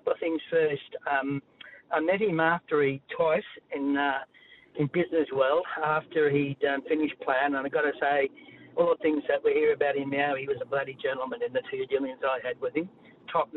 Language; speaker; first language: English; native; English